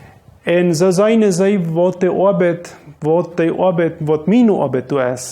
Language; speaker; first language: German; non-native, local second language; Low German